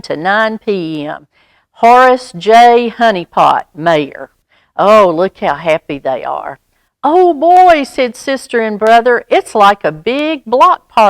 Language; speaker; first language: English; native; English